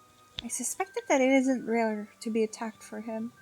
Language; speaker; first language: English; native; English